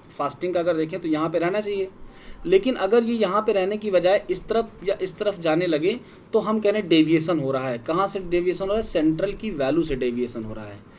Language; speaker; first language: Hindi; native; Hindi